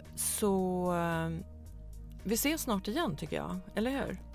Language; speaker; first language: Swedish; native; Swedish